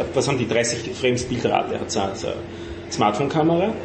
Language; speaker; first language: German; native; German